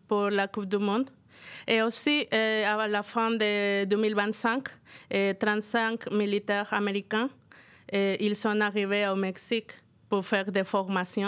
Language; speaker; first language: French; non-native, fluent; Spanish